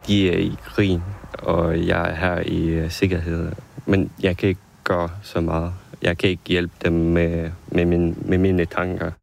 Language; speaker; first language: Danish; non-native, fluent; Ukrainian